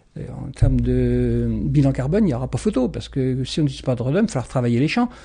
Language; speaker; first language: French; native; French